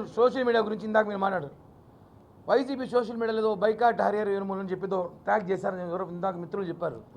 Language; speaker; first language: Telugu; native; Telugu